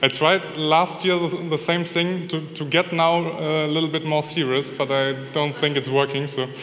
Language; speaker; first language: English; non-native, fluent; German